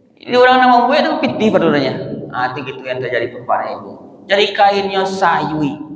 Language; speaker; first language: Malay; non-native, local second language; Minangkabau